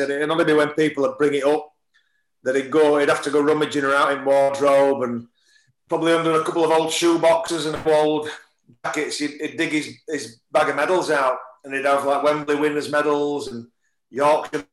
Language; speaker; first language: English; native; English